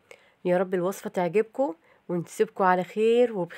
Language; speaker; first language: Arabic; native; Arabic